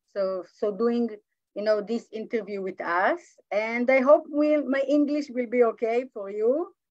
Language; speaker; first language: English; non-native, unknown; Hebrew